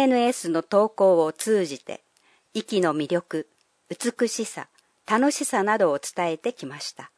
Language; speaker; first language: Japanese; non-native, fluent; English